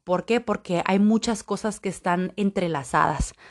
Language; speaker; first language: Spanish; native; Spanish